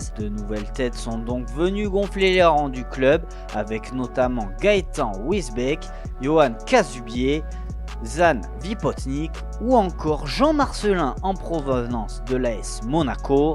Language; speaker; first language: French; native; French